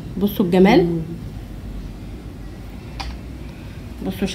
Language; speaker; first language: Arabic; native; Arabic